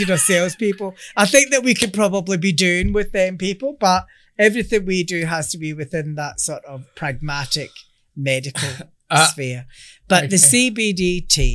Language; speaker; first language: English; native; English